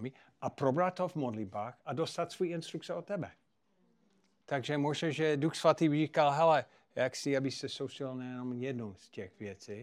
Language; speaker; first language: Czech; non-native, fluent; English